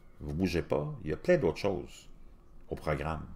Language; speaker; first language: French; native; French